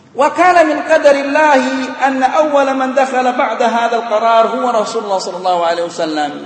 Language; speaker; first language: Arabic; non-native, fluent; Indonesian